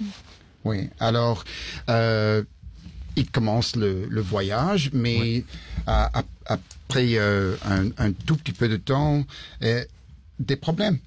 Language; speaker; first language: French; early bilingual, heritage; English